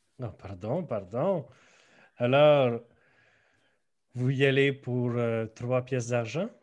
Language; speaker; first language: French; native; French